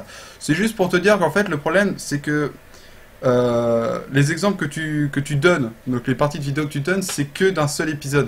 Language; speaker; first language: French; native; French